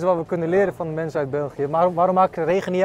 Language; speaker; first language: Dutch; native; Dutch